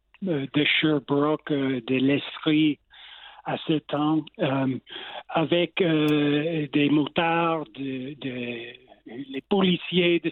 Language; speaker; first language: French; non-native, local second language; English